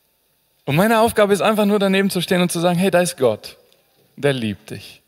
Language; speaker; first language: German; native; German